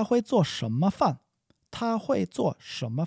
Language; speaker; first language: Chinese; non-native, fluent; English